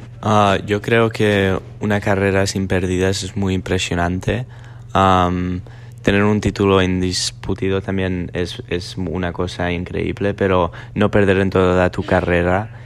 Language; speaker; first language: Spanish; non-native, learner; English